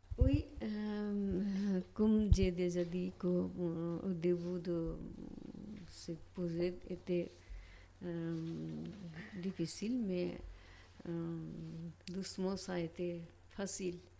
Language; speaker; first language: French; non-native, learner; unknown